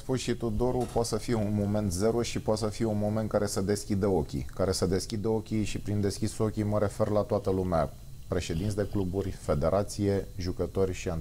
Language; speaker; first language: Romanian; native; Romanian